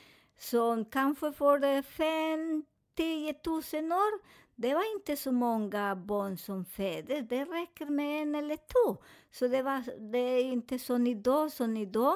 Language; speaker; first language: Swedish; non-native, learner; Spanish